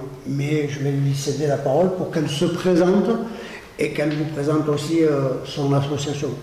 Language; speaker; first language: French; native; French